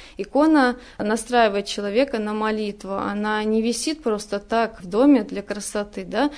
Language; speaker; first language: Russian; native; Russian